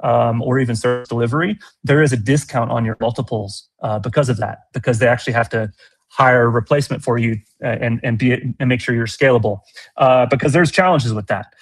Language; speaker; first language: English; native; English